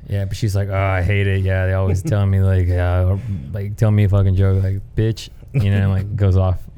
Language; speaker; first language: English; native; English